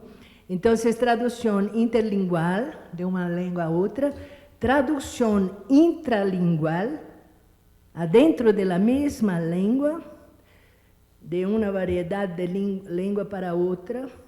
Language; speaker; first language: Spanish; non-native, fluent; Portuguese